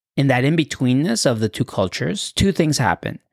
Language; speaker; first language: English; non-native, fluent; Spanish